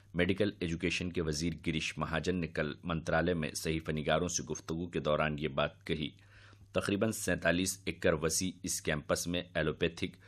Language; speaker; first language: Urdu; native; Urdu